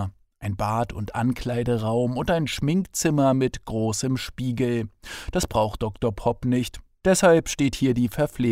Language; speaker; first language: German; native; German